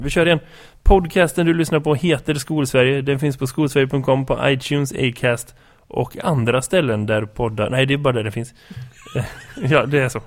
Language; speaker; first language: Swedish; native; Swedish